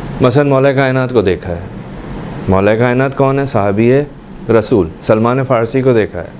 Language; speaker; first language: Urdu; native; Urdu